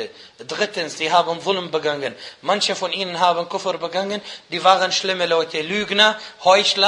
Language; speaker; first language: German; non-native, fluent; Arabic